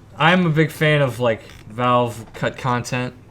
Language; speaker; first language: English; native; English